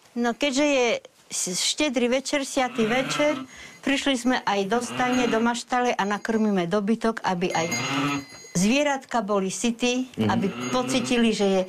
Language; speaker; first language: Slovak; native; Slovak